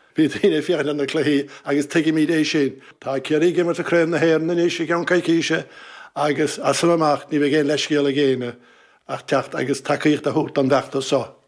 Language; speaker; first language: Irish; native; Irish